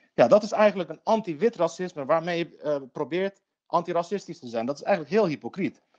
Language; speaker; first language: Dutch; early bilingual, other home language; Turkish